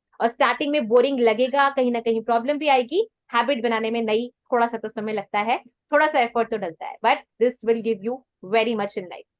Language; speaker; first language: Hindi; non-native, local second language; Punjabi